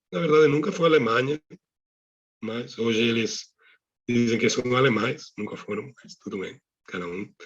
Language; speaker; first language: Portuguese; non-native, fluent; Catalan